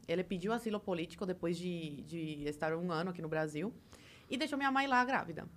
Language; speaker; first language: Portuguese; early bilingual, other home language; Spanish